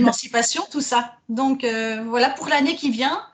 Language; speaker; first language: French; native; French